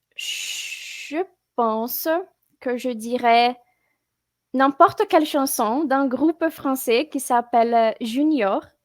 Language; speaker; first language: French; non-native, fluent; Portuguese